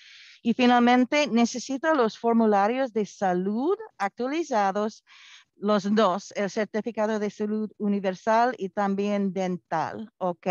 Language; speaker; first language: Spanish; non-native, fluent; English